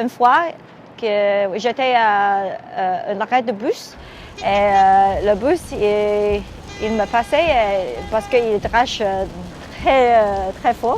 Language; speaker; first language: French; non-native, learner; Cantonese